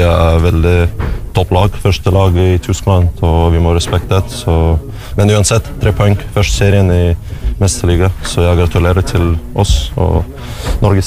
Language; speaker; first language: Norwegian; non-native, fluent; Russian